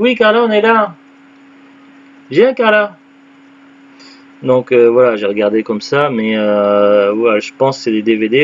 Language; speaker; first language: French; native; French